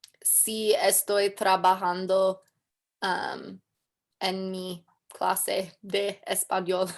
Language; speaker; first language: Spanish; non-native, learner; English